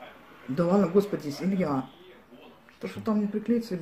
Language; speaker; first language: Russian; native; Russian